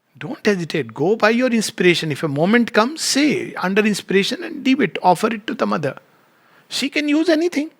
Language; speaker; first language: English; non-native, local second language; Hindi